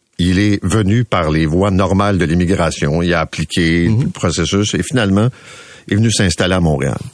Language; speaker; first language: French; native; French